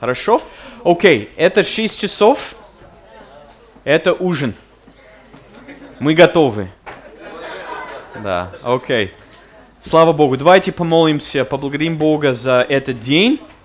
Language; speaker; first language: Russian; non-native, fluent; English